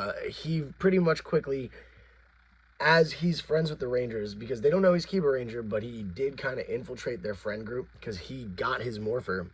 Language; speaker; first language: English; native; English